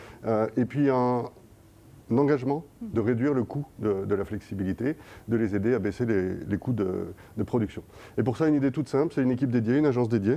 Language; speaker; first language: French; native; French